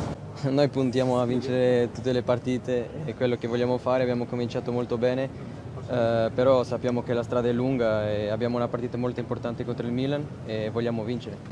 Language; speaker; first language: Italian; non-native, fluent; Portuguese